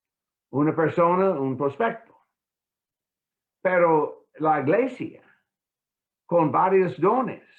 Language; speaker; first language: Spanish; non-native, fluent; English